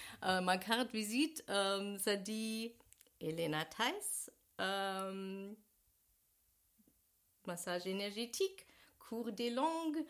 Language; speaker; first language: French; non-native, learner; German